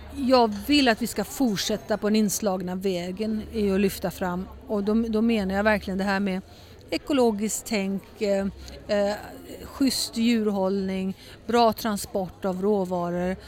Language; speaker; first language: Swedish; early bilingual, heritage; Swedish